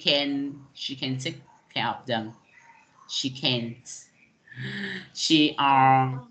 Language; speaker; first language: English; non-native, learner; Vietnamese